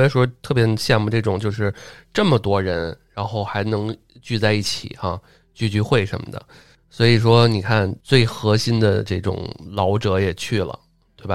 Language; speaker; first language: Chinese; native; Chinese